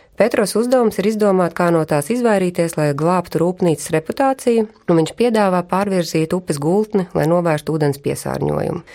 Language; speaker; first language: Latvian; native; Latvian